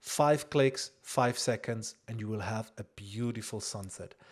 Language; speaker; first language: English; non-native, fluent; German